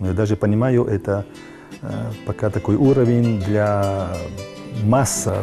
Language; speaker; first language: Russian; non-native, learner; Italian